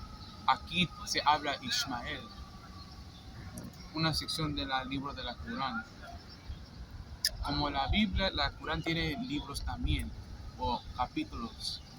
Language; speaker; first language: Spanish; non-native, fluent; English